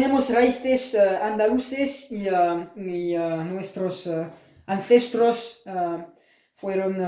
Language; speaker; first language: Spanish; non-native, learner; French